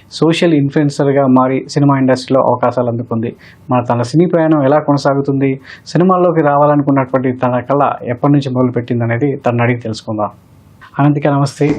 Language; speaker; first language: Telugu; native; Telugu